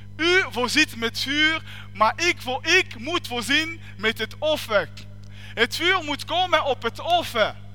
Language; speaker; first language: Dutch; non-native, fluent; French